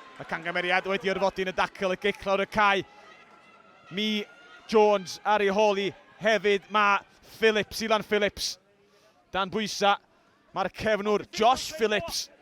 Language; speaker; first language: Welsh; native; Welsh